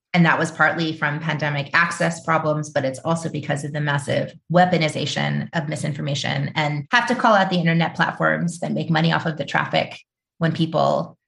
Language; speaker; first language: English; native; English